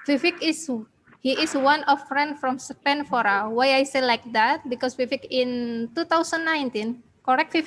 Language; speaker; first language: English; non-native, learner; Indonesian